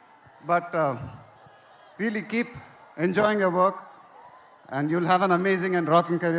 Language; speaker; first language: Telugu; native; Telugu